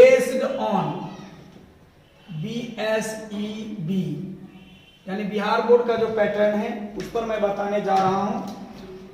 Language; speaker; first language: Hindi; native; Hindi